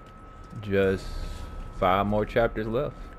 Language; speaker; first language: English; native; English